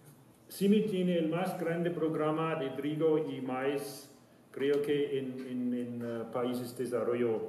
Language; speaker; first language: Spanish; non-native, learner; German